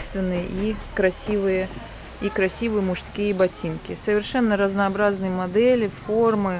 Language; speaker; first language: Russian; native; Russian